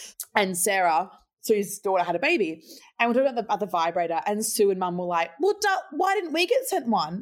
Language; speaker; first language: English; native; English